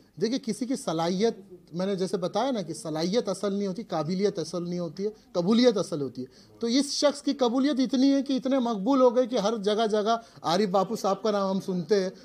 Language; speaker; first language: Hindi; native; Hindi